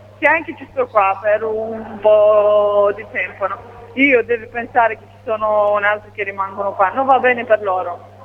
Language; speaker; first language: Italian; non-native, learner; Romanian